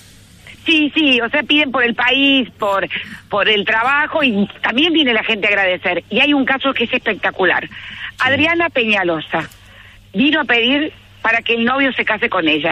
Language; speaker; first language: Spanish; native; Spanish